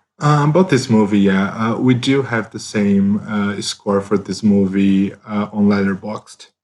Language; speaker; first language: English; non-native, fluent; Portuguese